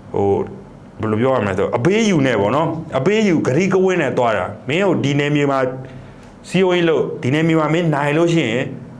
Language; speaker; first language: Burmese; native; Burmese